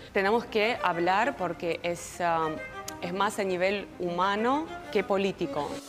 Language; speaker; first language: Spanish; non-native, fluent; Ukrainian